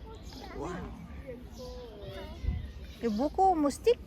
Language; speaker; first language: French; non-native, learner; Cebuano